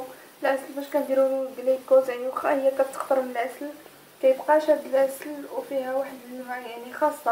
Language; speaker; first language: Arabic; native; Arabic